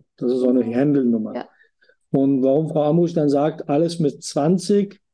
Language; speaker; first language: German; native; German